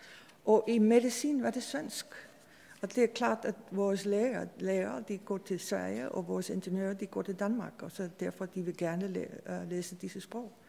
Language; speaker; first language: Danish; non-native, fluent; Icelandic